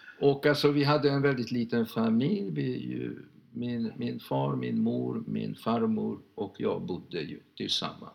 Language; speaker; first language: Swedish; non-native, fluent; Hungarian